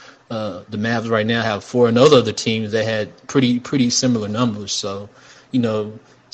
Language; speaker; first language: English; native; English